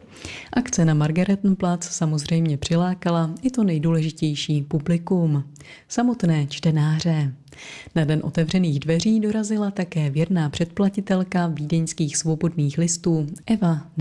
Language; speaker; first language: Czech; native; Czech